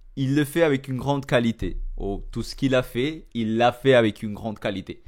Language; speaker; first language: French; non-native, learner; Spanish